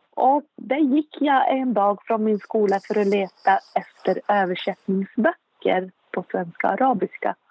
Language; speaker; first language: Swedish; non-native, fluent; Arabic